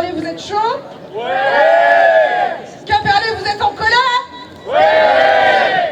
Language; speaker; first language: French; native; French